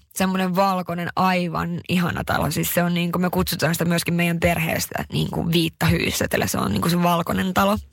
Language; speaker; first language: Finnish; early bilingual, heritage; Finnish